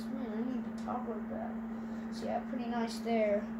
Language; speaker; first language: English; native; English